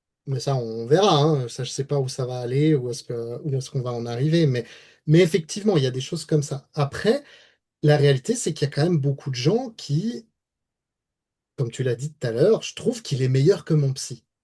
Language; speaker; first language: French; native; French